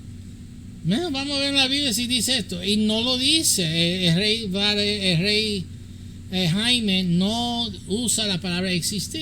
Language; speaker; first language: Spanish; early bilingual, heritage; English